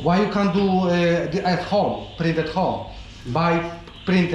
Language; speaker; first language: English; non-native, learner; Polish